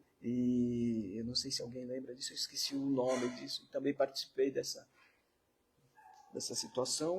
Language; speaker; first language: Portuguese; native; Portuguese